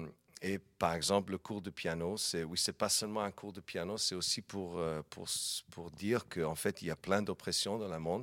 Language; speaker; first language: French; non-native, fluent; English